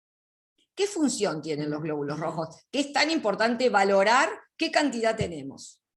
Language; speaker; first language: Spanish; native; Spanish